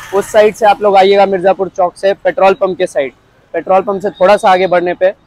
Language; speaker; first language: Hindi; native; Hindi